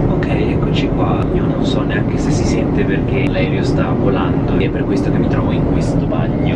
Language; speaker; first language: Italian; native; Italian